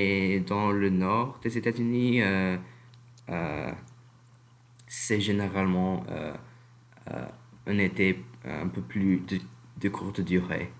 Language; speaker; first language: French; non-native, learner; English